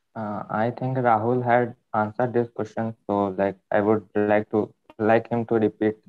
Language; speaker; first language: English; non-native, local second language; Hindi